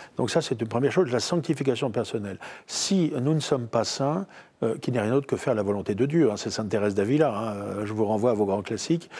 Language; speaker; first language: French; native; French